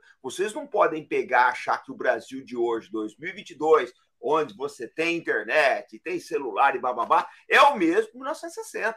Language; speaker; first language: Portuguese; native; Portuguese